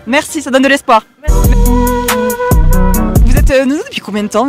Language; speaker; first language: French; native; French